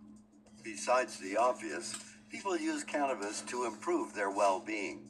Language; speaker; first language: English; native; English